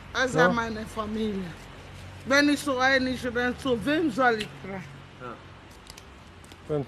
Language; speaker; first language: German; non-native, local second language; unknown